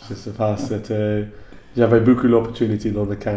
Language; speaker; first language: French; non-native, learner; English